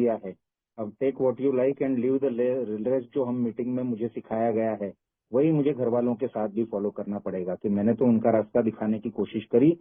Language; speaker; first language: Hindi; native; Hindi